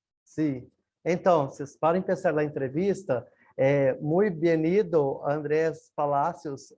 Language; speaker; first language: Spanish; non-native, learner; Portuguese